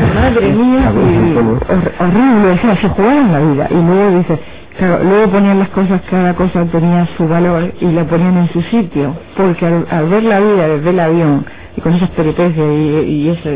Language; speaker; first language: Spanish; native; Spanish